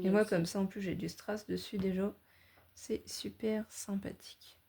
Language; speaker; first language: French; native; French